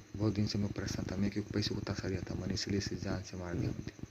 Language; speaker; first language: Hindi; non-native, local second language; Marathi